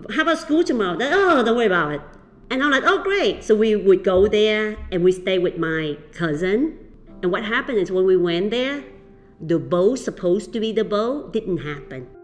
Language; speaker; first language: English; early bilingual, other home language; Vietnamese